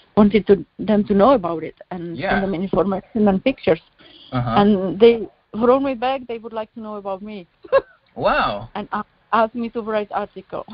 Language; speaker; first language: English; non-native, learner; Czech